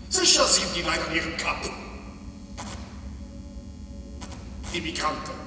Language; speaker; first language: German; non-native, local second language; Luxembourgish